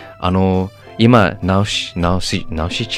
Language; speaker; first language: Japanese; non-native, learner; English